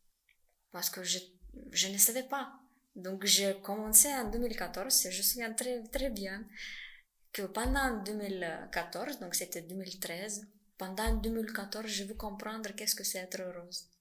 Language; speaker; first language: French; non-native, fluent; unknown